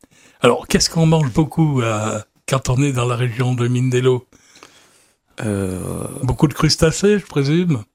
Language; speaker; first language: French; native; French